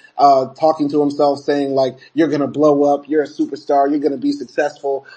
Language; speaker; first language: English; native; English